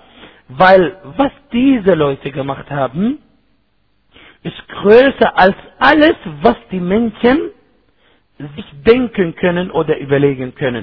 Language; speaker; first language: German; non-native, fluent; Arabic